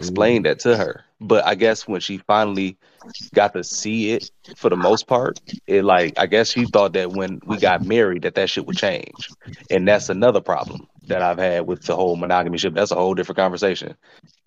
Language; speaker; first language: English; native; English